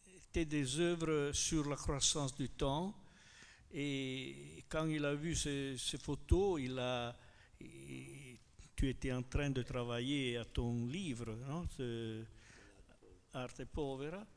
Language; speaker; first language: French; non-native, fluent; Italian